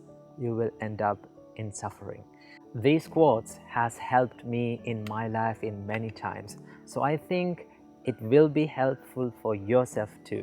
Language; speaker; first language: English; non-native, local second language; Sinhala